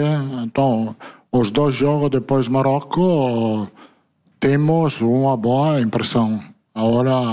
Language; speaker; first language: Portuguese; non-native, learner; Italian